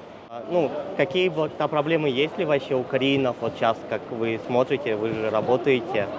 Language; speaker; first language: Russian; native; Russian